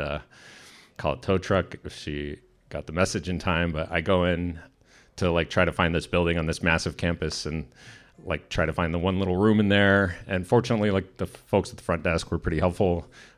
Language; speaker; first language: English; native; English